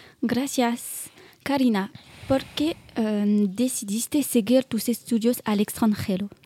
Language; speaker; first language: Spanish; non-native, learner; French